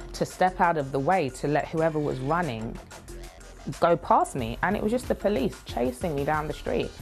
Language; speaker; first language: English; native; English